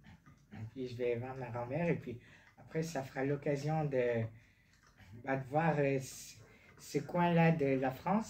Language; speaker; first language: French; native; French